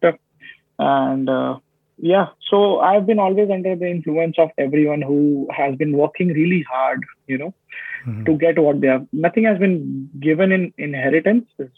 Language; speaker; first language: English; non-native, local second language; Hindi